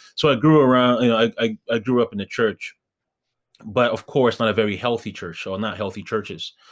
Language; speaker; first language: English; early bilingual, other home language; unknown